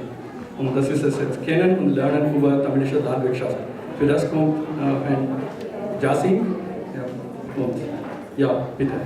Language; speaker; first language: German; non-native, learner; Tamil